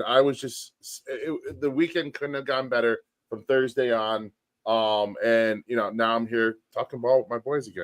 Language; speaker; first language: English; native; English